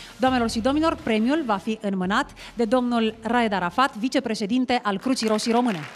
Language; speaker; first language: Romanian; native; Romanian